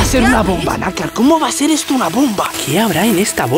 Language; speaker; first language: Spanish; native; Spanish